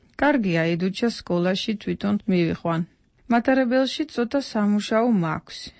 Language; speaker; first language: Georgian; non-native, fluent; Dutch